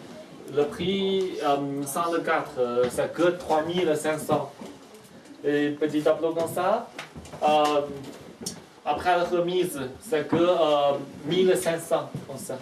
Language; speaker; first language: French; non-native, fluent; Chinese